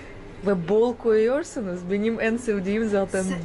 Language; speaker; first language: Turkish; non-native, fluent; Russian